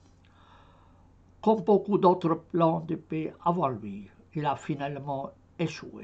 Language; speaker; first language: French; non-native, fluent; Arabic